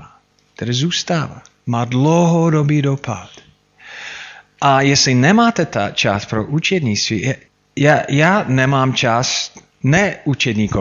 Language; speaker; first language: Czech; non-native, fluent; English